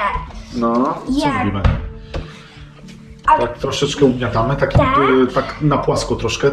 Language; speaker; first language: Polish; native; Polish